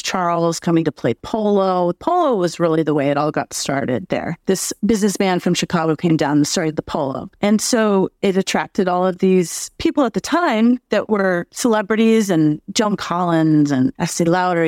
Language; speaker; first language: English; native; English